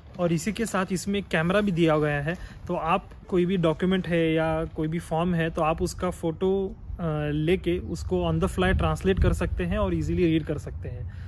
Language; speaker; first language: Hindi; native; Hindi